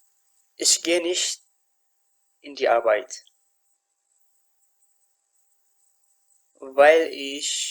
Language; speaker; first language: German; non-native, fluent; Tigrinya